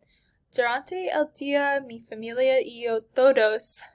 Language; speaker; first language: Spanish; non-native, learner; English